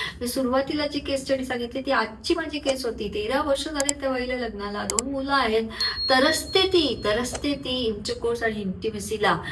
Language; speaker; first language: Marathi; non-native, local second language; Urdu